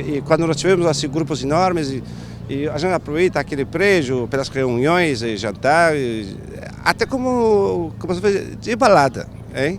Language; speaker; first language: Portuguese; non-native, fluent; Turkish